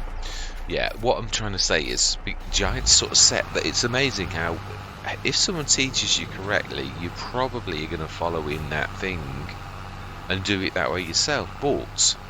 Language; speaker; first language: English; native; English